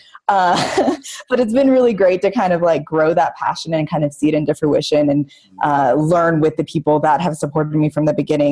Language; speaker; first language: English; native; English